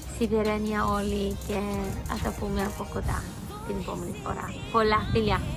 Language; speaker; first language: Greek; early bilingual, heritage; Greek